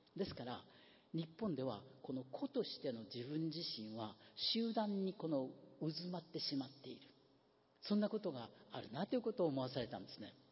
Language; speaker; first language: Japanese; native; Japanese